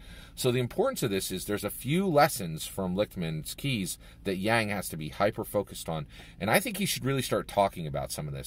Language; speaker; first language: English; native; English